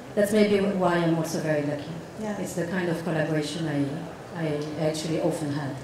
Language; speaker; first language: English; non-native, fluent; Arabic